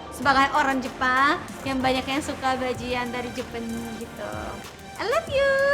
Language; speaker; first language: Indonesian; non-native, fluent; Japanese